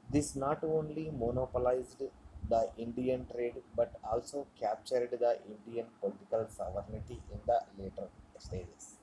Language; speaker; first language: English; non-native, local second language; Telugu